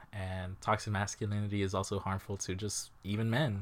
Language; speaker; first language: English; native; English